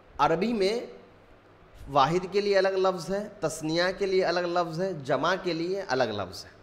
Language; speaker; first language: Urdu; native; Urdu